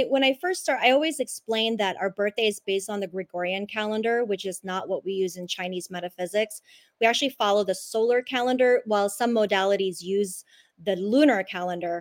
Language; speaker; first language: English; non-native, local second language; Cantonese